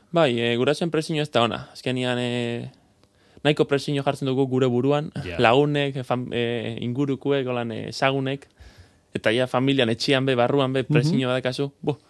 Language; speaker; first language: Basque; native; Basque